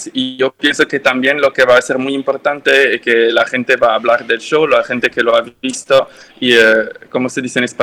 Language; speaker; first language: Spanish; non-native, fluent; French